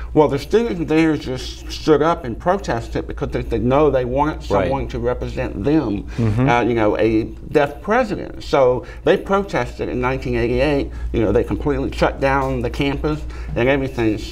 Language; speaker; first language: English; native; English